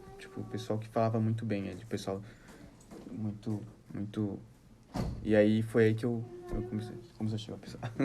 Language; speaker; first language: Portuguese; early bilingual, heritage; Portuguese